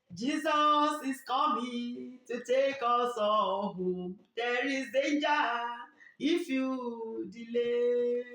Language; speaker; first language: English; non-native, local second language; Yoruba